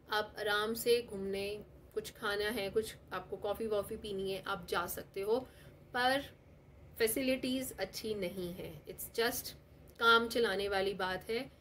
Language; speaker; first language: Hindi; non-native, local second language; Telugu